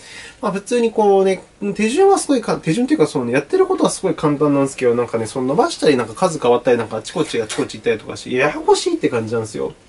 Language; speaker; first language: Japanese; native; Japanese